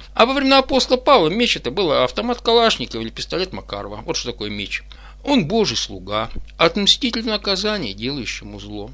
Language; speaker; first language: Russian; native; Russian